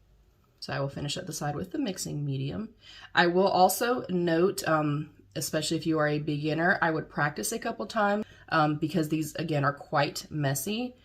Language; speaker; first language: English; native; English